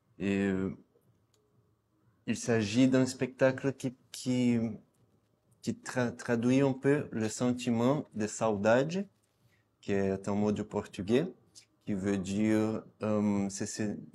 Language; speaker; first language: French; non-native, fluent; Portuguese